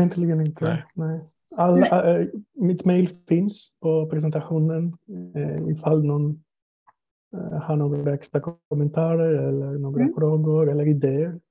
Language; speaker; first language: Swedish; non-native, fluent; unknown